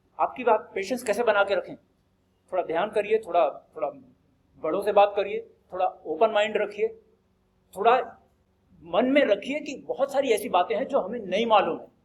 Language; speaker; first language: Hindi; native; Hindi